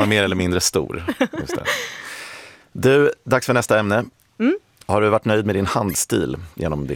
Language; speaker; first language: Swedish; native; Swedish